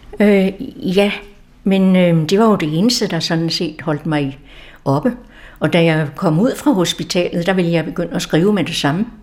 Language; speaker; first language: Danish; native; Danish